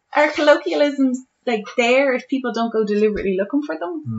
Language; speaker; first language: English; native; English